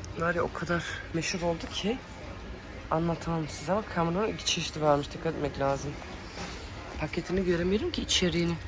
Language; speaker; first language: Turkish; early bilingual, heritage; Turkish